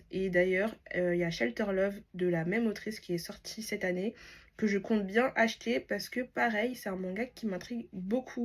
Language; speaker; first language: French; native; French